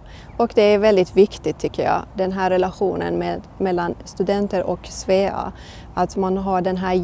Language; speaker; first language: Swedish; non-native, fluent; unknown